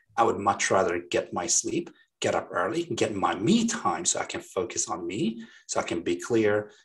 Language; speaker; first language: English; non-native, fluent; Arabic